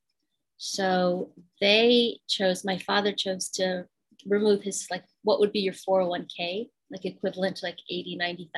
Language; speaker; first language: English; native; English